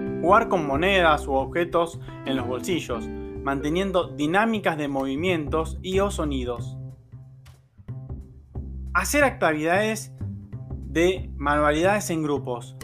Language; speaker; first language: Spanish; native; Spanish